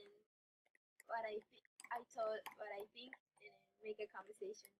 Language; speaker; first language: English; non-native, learner; Japanese